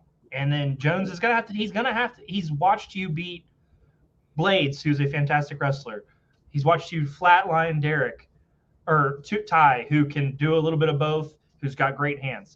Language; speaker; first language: English; native; English